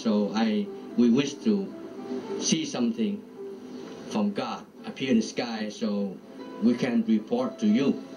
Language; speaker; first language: English; non-native, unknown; Vietnamese